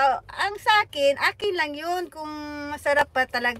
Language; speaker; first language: Filipino; non-native, local second language; Hiligaynon